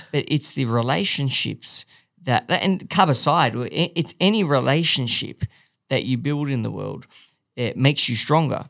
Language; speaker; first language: English; native; English